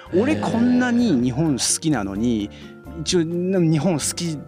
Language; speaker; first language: Japanese; early bilingual, other home language; Chinese